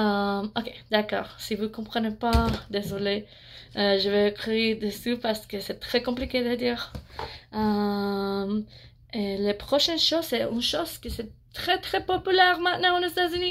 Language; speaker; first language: French; non-native, learner; English